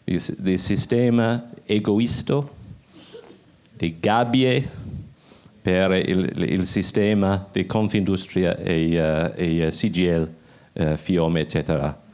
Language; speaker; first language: Italian; non-native, learner; English